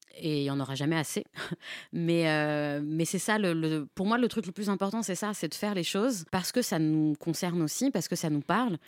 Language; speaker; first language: French; native; French